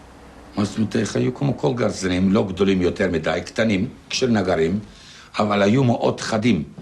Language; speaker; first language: Hebrew; non-native, fluent; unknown